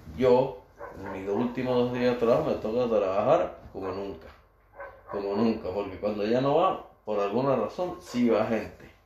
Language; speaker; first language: Spanish; native; Spanish